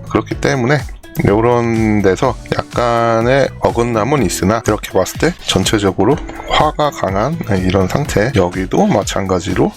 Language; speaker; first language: Korean; native; Korean